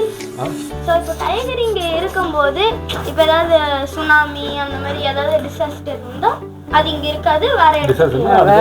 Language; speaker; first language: Tamil; native; Tamil